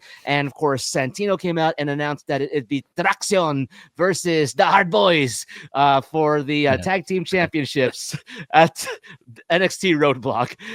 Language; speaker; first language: English; native; English